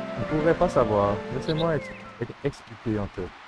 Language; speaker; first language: French; native; French